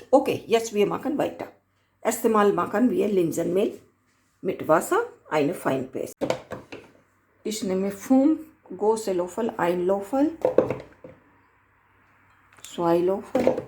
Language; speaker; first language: German; non-native, learner; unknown